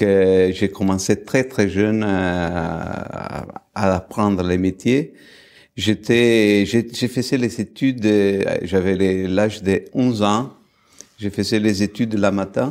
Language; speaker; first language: French; non-native, fluent; Italian